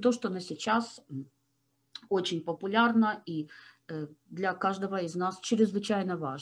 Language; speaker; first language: Russian; native; Russian